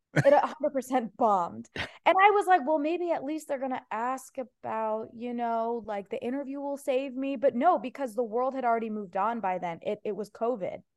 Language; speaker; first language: English; early bilingual, other home language; Persian